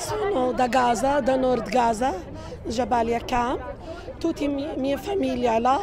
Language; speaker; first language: Italian; non-native, learner; Arabic